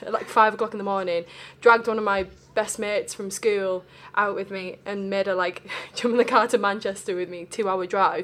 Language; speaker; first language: English; native; English